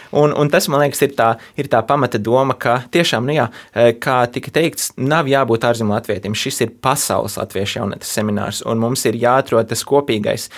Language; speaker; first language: Latvian; early bilingual, heritage; Latvian